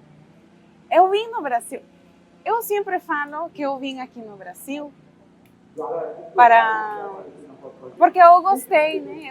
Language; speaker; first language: Portuguese; non-native, fluent; Spanish